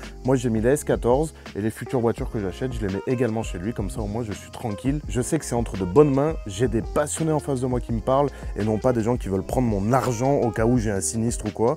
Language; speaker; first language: French; native; French